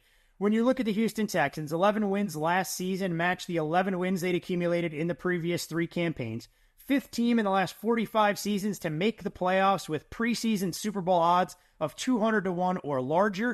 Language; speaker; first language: English; native; English